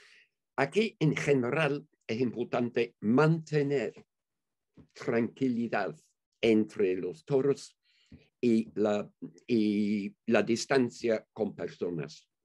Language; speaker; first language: Spanish; non-native, fluent; English